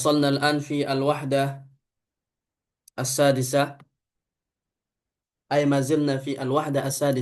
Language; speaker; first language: Arabic; non-native, fluent; Indonesian